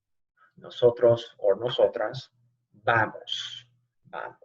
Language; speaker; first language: Spanish; non-native, fluent; English